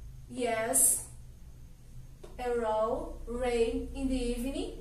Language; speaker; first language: English; non-native, learner; Portuguese